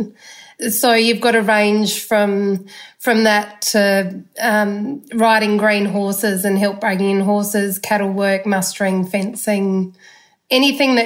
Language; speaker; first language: English; native; English